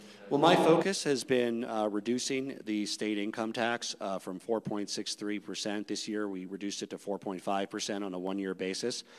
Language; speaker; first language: English; native; English